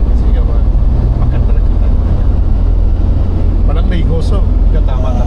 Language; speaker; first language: Filipino; non-native, learner; Chinese